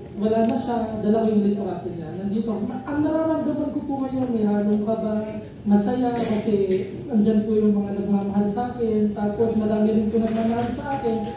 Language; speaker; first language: Filipino; native; Filipino